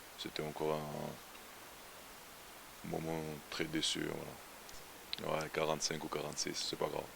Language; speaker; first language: French; non-native, fluent; Georgian